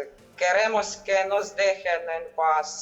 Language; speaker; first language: Spanish; non-native, fluent; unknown